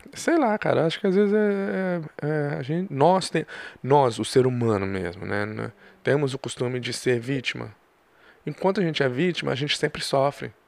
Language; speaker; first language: Portuguese; early bilingual, other home language; English